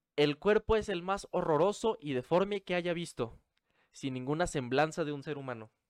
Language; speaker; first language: Spanish; native; Spanish